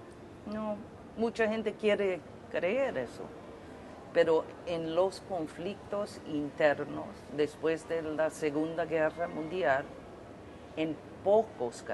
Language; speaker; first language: Spanish; non-native, fluent; English